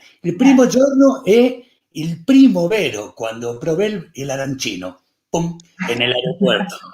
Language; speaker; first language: Italian; non-native, learner; Spanish